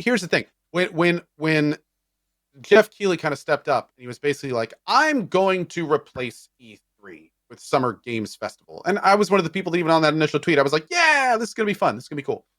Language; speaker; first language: English; native; English